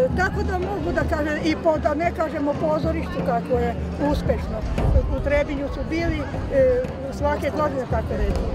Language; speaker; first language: Serbian; non-native, local second language; Slovak